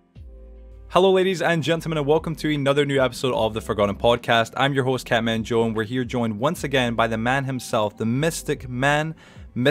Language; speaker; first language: English; native; English